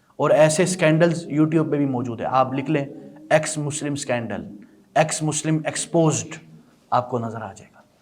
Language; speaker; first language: Urdu; non-native, local second language; Balti